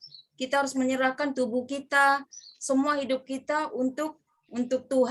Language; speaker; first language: Indonesian; native; Indonesian